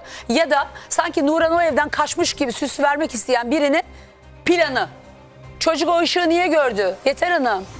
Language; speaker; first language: Turkish; native; Turkish